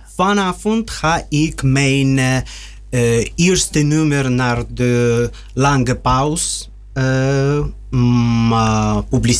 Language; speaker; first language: Dutch; non-native, learner; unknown